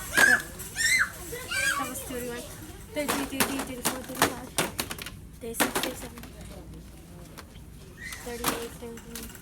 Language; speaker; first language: English; native; English